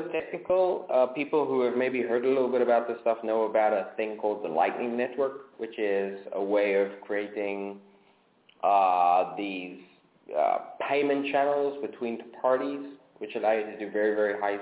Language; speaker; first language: English; native; English